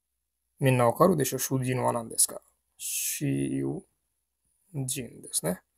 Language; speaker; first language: Japanese; non-native, learner; Bangla